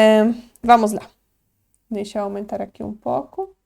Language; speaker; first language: Portuguese; non-native, fluent; Polish